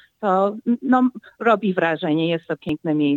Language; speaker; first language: Polish; early bilingual, heritage; Polish